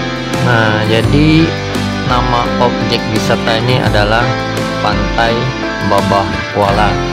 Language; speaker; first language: Indonesian; native; Indonesian